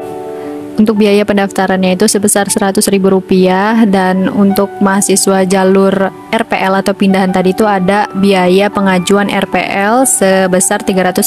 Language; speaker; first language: Indonesian; native; Indonesian